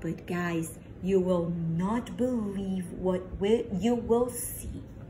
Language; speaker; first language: English; non-native, fluent; Portuguese